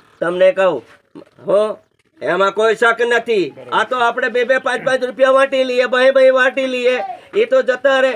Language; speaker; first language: Gujarati; non-native, local second language; Bhili